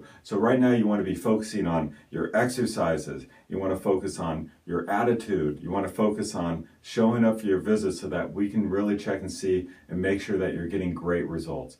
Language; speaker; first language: English; native; English